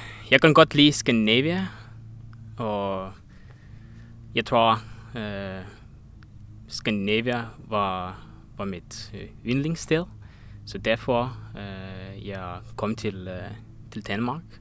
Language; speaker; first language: Danish; non-native, learner; Estonian